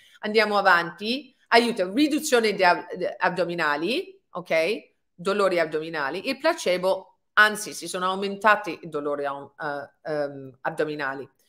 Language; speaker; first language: Italian; non-native, fluent; English